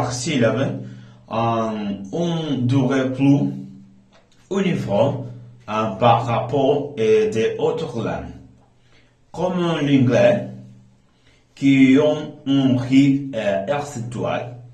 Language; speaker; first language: French; non-native, learner; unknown